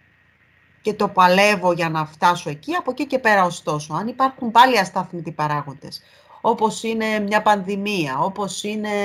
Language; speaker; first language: Greek; native; Greek